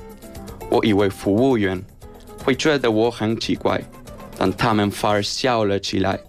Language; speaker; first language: Chinese; non-native, learner; Spanish